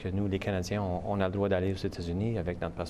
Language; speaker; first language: French; native; French